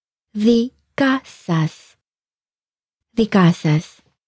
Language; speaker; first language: Greek; native; Greek